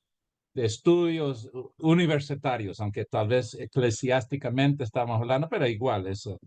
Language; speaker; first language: Spanish; early bilingual, heritage; Spanish